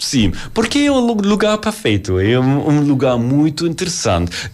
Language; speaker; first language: Portuguese; non-native, learner; German